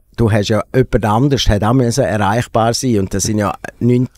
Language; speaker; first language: German; native; German